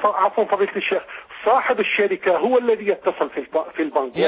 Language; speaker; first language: Arabic; native; Arabic